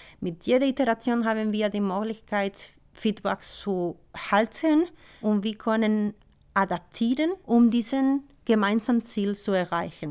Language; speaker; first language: German; non-native, fluent; Spanish